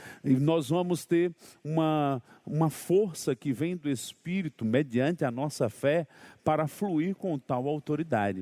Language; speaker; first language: Portuguese; native; Portuguese